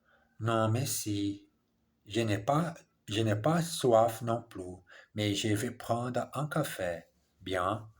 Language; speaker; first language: French; non-native, learner; English